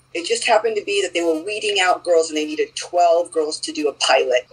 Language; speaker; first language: English; native; English